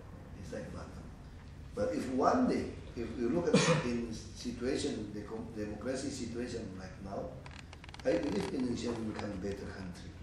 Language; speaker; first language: English; non-native, learner; Indonesian